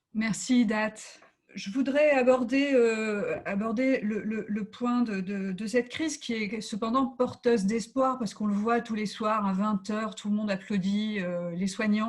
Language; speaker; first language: French; native; French